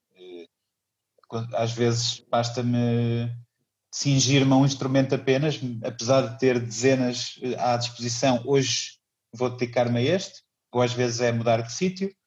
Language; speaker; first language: Portuguese; native; Portuguese